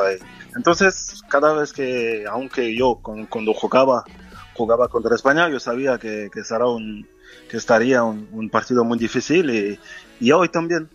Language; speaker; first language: Spanish; non-native, fluent; French